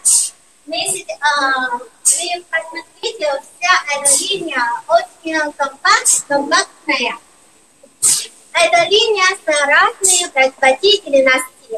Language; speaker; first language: Russian; non-native, learner; Chinese